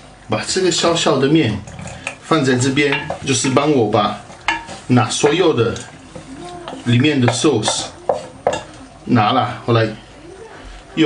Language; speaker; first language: Chinese; non-native, fluent; Italian